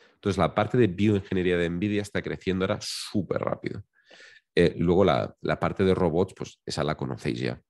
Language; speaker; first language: Spanish; native; Spanish